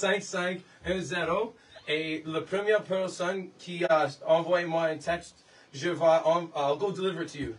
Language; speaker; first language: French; non-native, learner; English